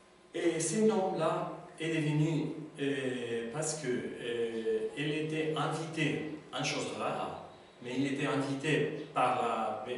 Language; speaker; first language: French; non-native, learner; Spanish